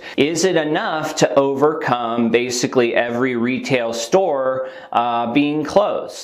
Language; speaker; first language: English; native; English